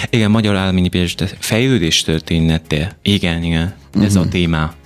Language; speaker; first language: Hungarian; non-native, fluent; Japanese